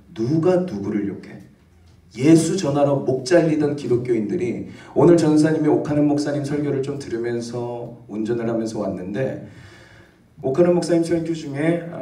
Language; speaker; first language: Korean; native; Korean